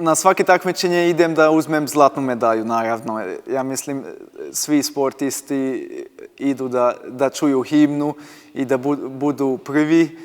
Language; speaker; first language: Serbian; non-native, local second language; Hungarian